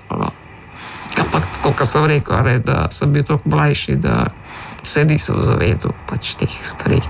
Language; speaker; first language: Slovenian; early bilingual, other home language; Macedonian